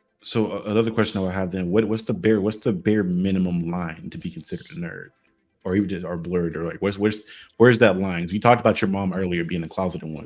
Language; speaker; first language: English; native; English